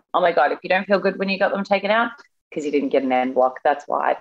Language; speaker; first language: English; native; English